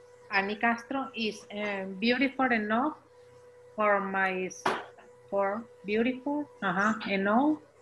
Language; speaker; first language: English; non-native, learner; Spanish